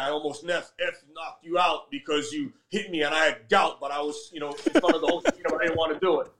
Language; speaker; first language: English; native; English